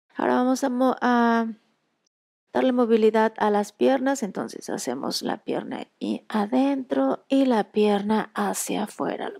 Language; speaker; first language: Spanish; native; Spanish